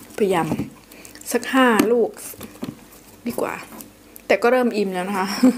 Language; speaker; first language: Thai; native; Thai